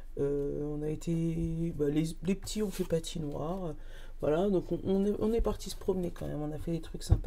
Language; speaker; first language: French; native; French